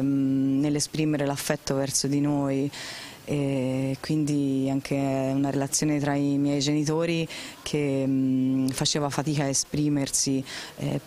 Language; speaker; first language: Italian; native; Italian